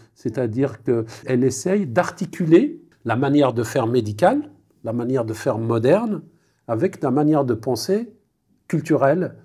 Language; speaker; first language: French; non-native, local second language; Kabyle